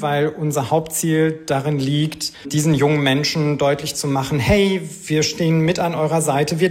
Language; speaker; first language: German; native; German